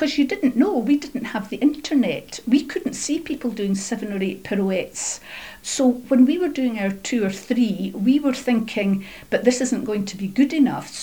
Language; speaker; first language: English; native; English